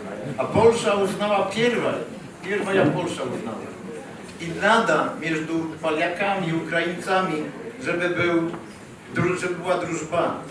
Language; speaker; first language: Polish; early bilingual, heritage; Polish